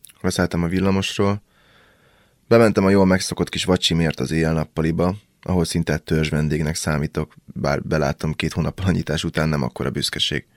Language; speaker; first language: Hungarian; native; Hungarian